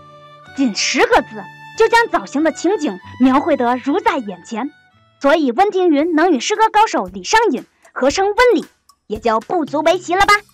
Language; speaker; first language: Chinese; native; Chinese